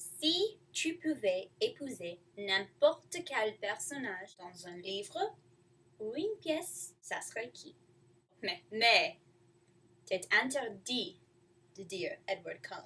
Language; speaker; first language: French; non-native, learner; English